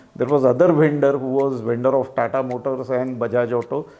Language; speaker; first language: English; non-native, local second language; Marathi